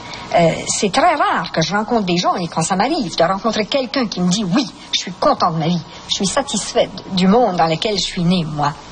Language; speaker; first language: French; native; French